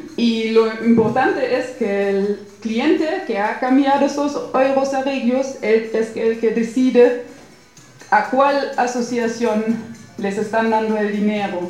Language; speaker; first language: Spanish; non-native, fluent; German